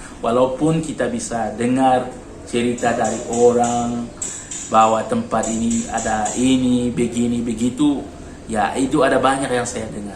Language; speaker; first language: Indonesian; non-native, learner; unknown